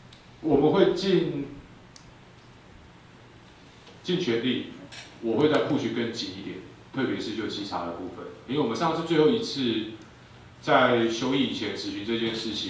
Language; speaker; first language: Chinese; native; Chinese